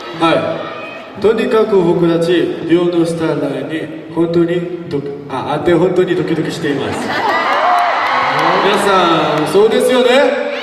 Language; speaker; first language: Japanese; non-native, learner; Korean